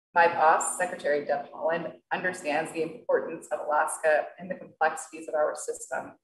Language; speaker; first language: English; native; English